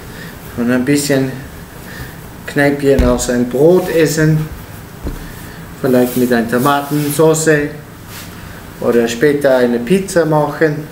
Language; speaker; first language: German; non-native, learner; Italian